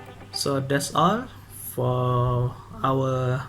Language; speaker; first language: English; non-native, learner; Malay